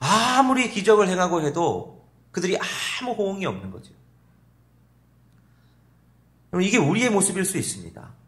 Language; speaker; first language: Korean; native; Korean